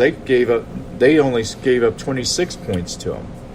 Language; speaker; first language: English; native; English